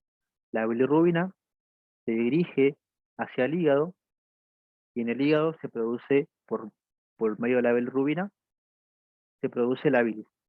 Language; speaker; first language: Spanish; native; Spanish